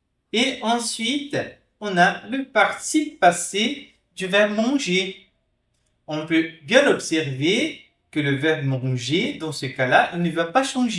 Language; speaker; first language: French; non-native, fluent; Portuguese